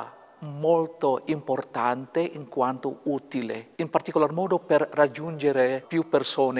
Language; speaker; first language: Italian; non-native, fluent; Filipino